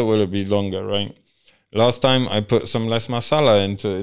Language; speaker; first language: English; early bilingual, other home language; Polish